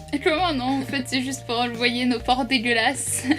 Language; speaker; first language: French; native; French